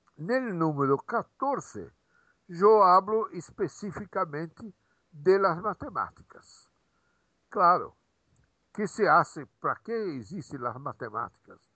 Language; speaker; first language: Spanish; non-native, fluent; Portuguese